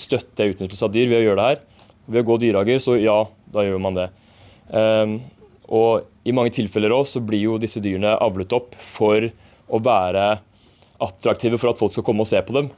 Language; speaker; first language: Norwegian; native; Norwegian